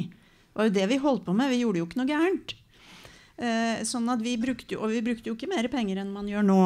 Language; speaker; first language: Norwegian; native; Norwegian